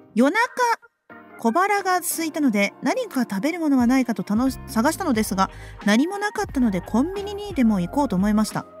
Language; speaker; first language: Japanese; native; Japanese